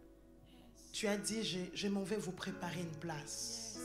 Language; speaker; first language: French; non-native, local second language; Lingala